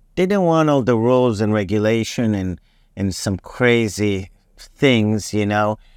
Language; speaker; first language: English; non-native, fluent; Hebrew